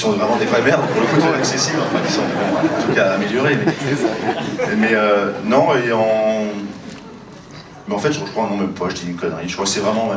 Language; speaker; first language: French; native; French